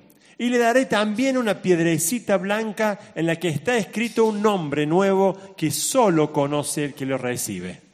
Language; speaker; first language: Spanish; native; Spanish